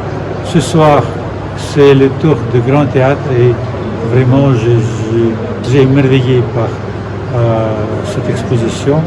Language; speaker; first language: French; non-native, fluent; Russian